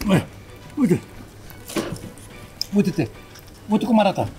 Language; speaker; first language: Romanian; non-native, learner; Arabic